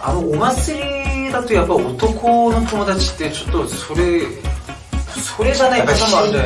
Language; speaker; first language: Japanese; non-native, fluent; Korean